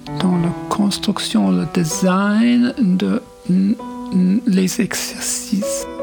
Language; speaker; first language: French; non-native, fluent; English